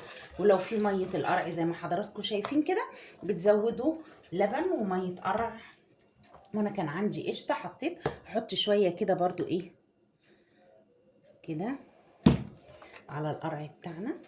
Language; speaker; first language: Arabic; native; Arabic